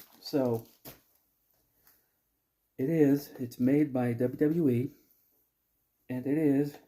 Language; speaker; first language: English; native; English